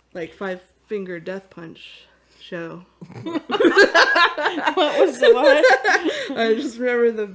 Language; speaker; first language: English; native; English